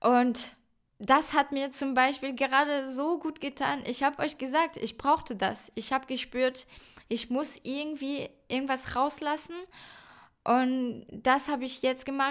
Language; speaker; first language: German; non-native, fluent; French